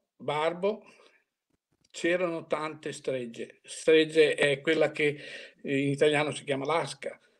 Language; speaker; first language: Italian; native; Italian